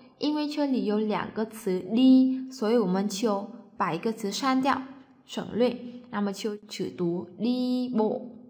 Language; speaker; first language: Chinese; non-native, fluent; Vietnamese